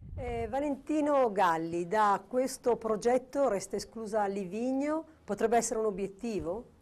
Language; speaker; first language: Italian; native; Italian